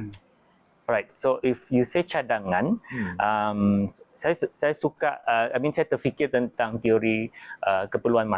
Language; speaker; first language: Malay; native; Malay